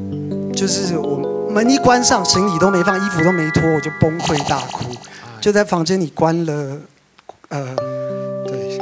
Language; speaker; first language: Chinese; native; Chinese